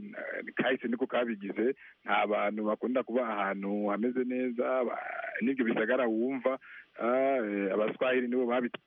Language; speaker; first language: Rundi; non-native, local second language; Swahili